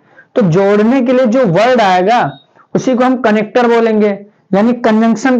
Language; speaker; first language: Hindi; native; Hindi